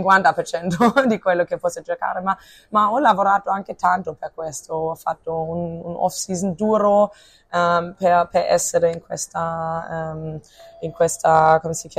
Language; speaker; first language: Italian; non-native, fluent; German